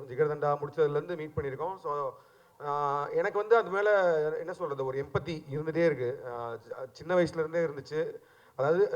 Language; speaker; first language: Tamil; native; Tamil